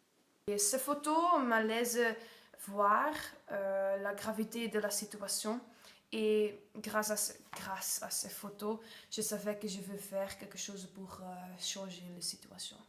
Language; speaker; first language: French; non-native, learner; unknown